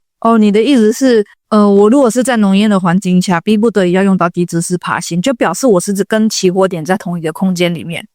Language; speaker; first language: Chinese; native; Chinese